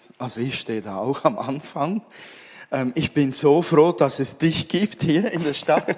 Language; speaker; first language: German; native; German